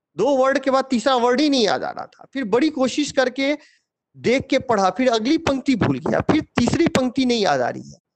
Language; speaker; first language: Hindi; native; Hindi